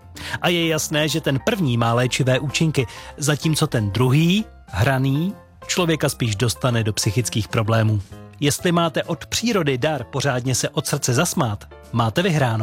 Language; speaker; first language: Czech; native; Czech